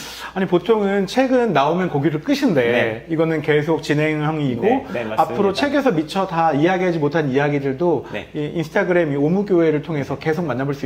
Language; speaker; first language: Korean; native; Korean